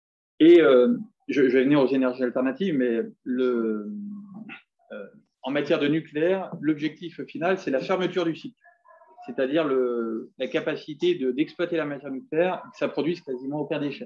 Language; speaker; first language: French; native; French